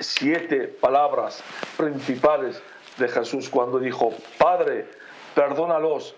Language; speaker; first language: Spanish; non-native, fluent; Aramaic